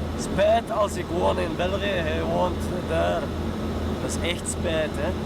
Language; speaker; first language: Dutch; non-native, learner; Chechen